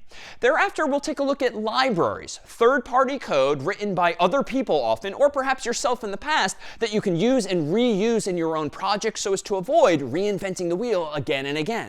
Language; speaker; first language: English; native; English